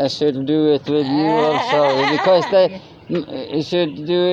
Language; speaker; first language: English; non-native, learner; Norwegian